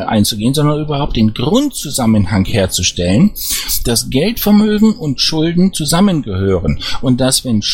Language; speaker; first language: German; native; German